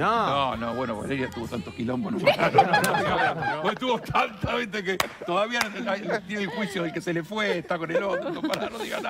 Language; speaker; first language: Spanish; native; Spanish